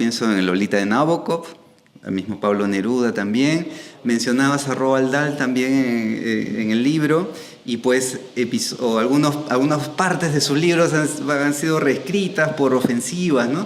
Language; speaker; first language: Spanish; native; Spanish